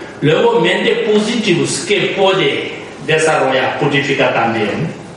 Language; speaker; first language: Spanish; non-native, learner; Tibetan